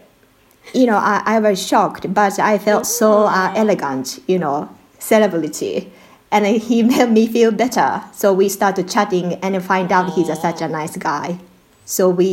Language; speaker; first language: English; non-native, learner; Japanese